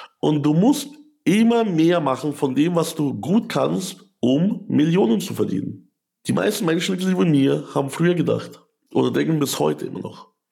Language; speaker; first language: German; early bilingual, other home language; Russian